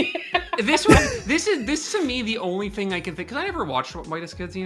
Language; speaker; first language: English; native; English